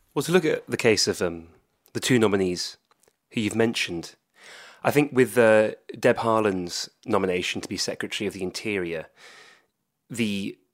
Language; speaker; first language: English; native; English